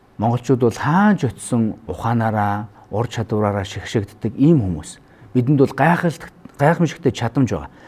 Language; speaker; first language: Mongolian; native; Mongolian